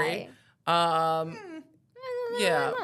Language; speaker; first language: English; native; English